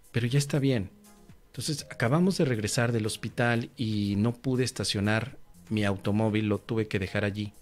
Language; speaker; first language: Spanish; native; Spanish